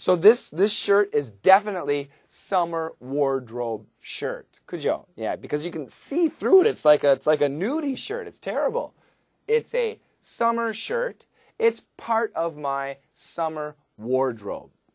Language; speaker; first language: English; native; English